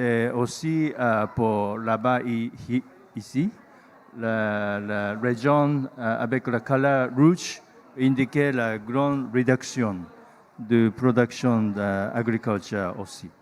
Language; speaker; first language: French; non-native, learner; Japanese